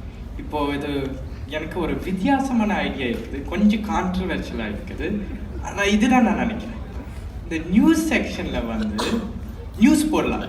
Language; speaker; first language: Tamil; early bilingual, heritage; Tamil